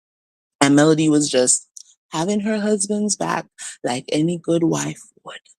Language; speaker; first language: English; native; English